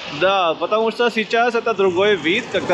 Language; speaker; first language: Russian; non-native, learner; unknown